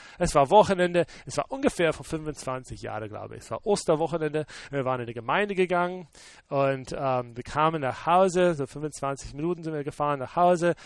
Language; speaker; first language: German; non-native, fluent; English